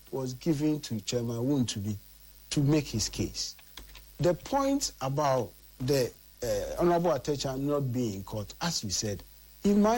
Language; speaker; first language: English; non-native, local second language; Akan